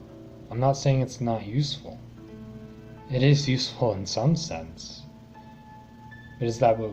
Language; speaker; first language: English; native; English